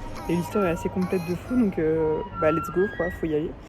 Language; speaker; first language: French; native; French